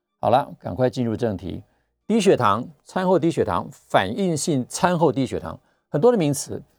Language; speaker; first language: Chinese; native; Chinese